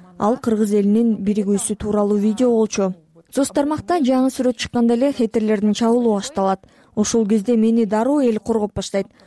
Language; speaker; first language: Kyrgyz; non-native, local second language; Russian